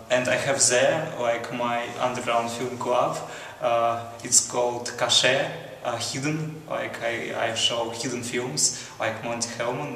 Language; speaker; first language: English; non-native, fluent; Russian